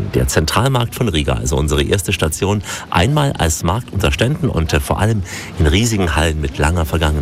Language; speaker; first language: German; native; German